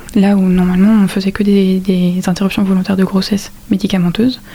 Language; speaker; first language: French; native; French